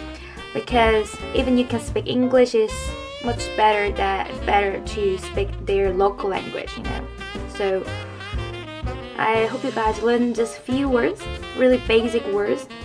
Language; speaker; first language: English; non-native, fluent; Korean